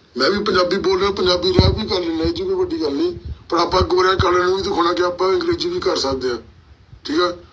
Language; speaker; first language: Punjabi; early bilingual, heritage; Punjabi